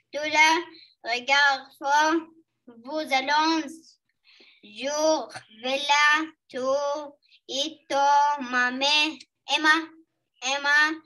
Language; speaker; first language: French; non-native, learner; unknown